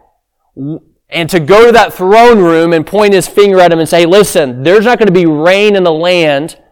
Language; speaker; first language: English; native; English